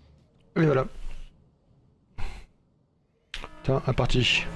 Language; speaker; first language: French; native; French